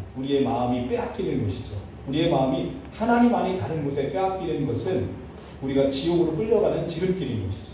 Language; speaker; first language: Korean; native; Korean